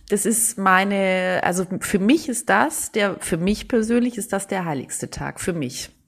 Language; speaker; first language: German; early bilingual, other home language; Greek